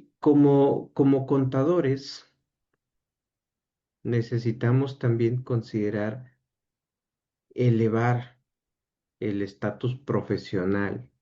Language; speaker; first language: Spanish; native; Spanish